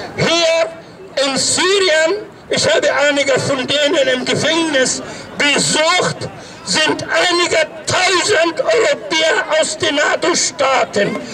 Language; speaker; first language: German; non-native, fluent; Arabic